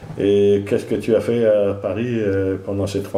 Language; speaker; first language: French; non-native, fluent; Dutch